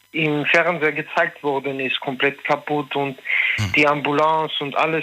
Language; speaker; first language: German; non-native, learner; French